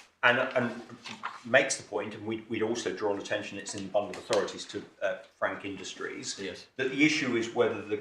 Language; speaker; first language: English; native; English